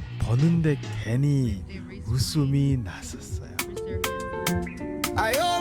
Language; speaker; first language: Korean; non-native, fluent; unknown